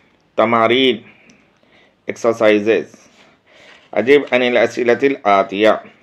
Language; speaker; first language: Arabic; non-native, fluent; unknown